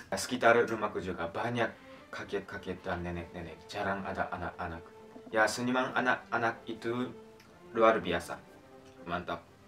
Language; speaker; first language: Indonesian; non-native, learner; Japanese